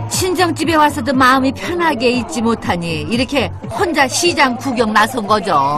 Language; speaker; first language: Korean; native; Korean